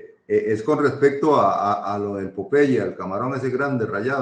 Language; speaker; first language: Spanish; native; Spanish